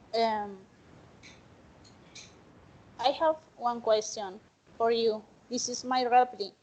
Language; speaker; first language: English; non-native, learner; Spanish